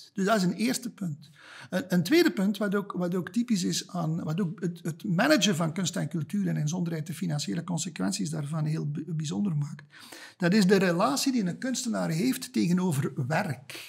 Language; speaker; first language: Dutch; native; Dutch